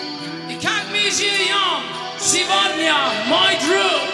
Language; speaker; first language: Russian; non-native, learner; German